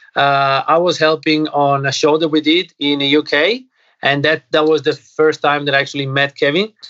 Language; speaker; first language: English; non-native, fluent; Italian